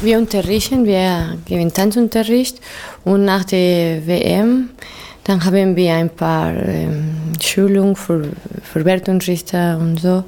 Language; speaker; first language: German; non-native, fluent; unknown